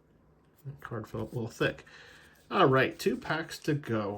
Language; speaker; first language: English; native; English